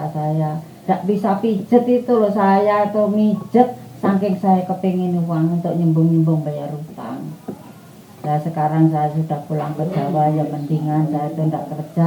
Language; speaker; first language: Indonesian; non-native, local second language; Javanese